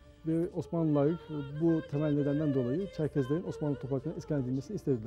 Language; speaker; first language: Turkish; native; Turkish